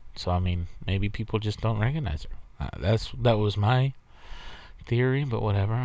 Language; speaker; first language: English; native; English